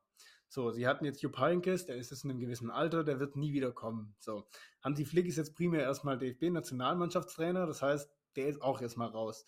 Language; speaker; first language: German; native; German